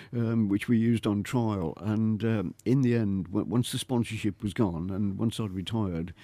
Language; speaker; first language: English; native; English